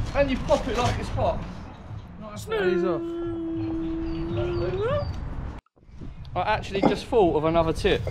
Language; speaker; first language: English; native; English